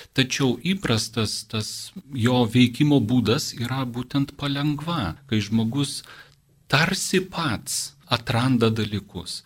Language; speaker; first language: Lithuanian; non-native, local second language; Polish